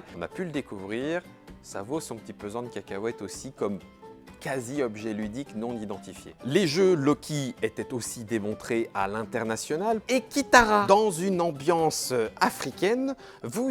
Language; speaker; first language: French; native; French